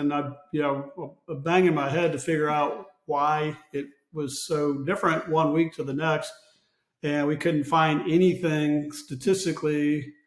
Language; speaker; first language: English; native; English